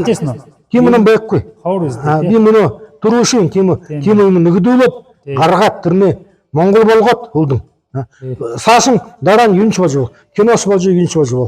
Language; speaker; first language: Mongolian; non-native, learner; Buriat